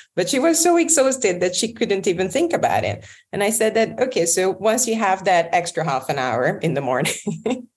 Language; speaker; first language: English; non-native, fluent; Hungarian